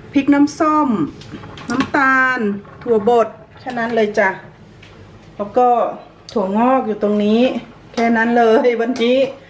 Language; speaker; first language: Thai; native; Thai